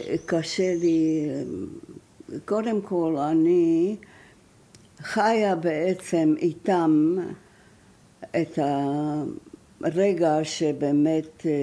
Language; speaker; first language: Hebrew; non-native, fluent; German